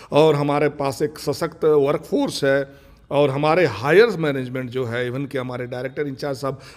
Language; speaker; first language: Hindi; non-native, local second language; Bangla